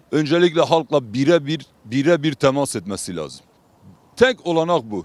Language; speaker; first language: Turkish; non-native, local second language; Kurdish